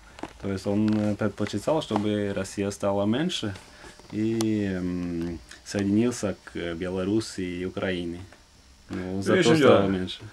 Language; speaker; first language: Russian; non-native, fluent; Norwegian